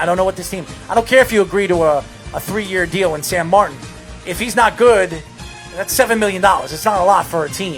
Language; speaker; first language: English; native; English